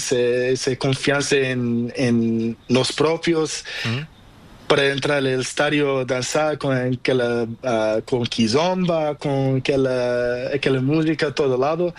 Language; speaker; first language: Spanish; non-native, learner; Portuguese